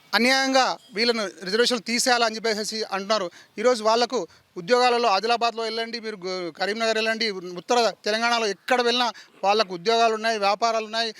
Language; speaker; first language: Telugu; non-native, local second language; Lambadi